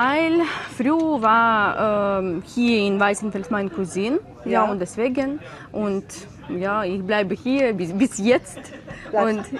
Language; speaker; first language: German; non-native, learner; Ukrainian